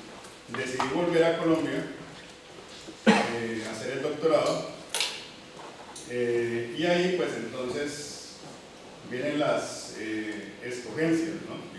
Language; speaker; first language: Spanish; native; Spanish